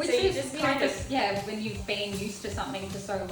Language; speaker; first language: English; native; English